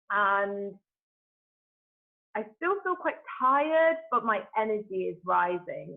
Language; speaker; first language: English; native; English